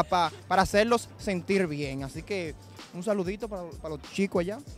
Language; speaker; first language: Spanish; native; Spanish